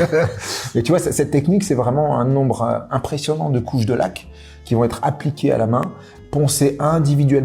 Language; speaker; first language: French; native; French